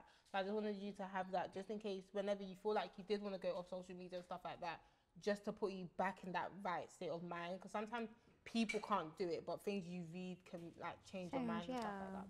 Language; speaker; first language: English; early bilingual, other home language; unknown